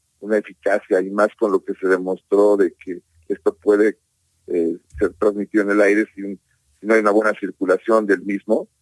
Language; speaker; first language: Spanish; native; Spanish